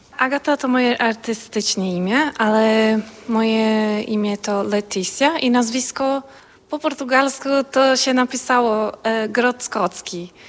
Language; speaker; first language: Polish; non-native, learner; Portuguese